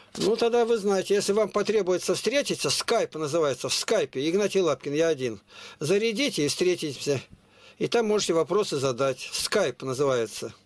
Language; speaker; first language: Russian; native; Russian